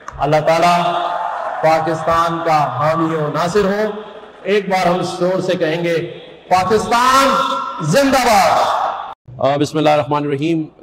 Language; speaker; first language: Urdu; native; Urdu